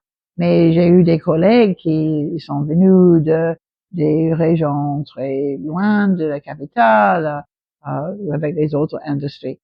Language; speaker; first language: French; non-native, local second language; English